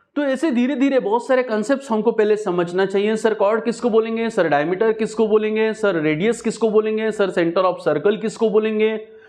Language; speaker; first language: Hindi; non-native, local second language; Marathi